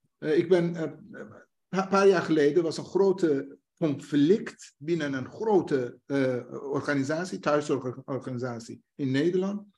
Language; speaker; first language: Dutch; non-native, fluent; Persian